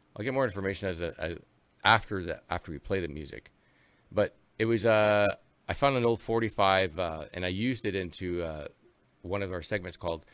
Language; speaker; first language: English; early bilingual, other home language; French